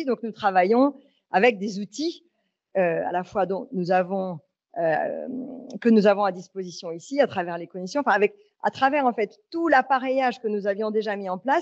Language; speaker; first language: French; native; French